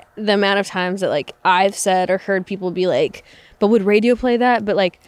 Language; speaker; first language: English; native; English